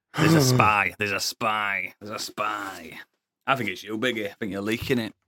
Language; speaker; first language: English; native; English